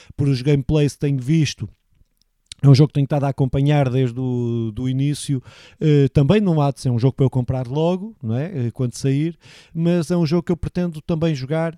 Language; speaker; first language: Portuguese; native; Portuguese